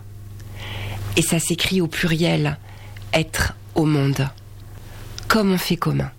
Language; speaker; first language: French; native; French